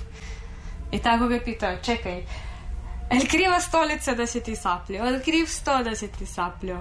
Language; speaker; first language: Serbian; non-native, fluent; Russian